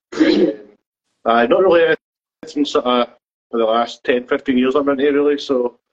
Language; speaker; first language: English; native; English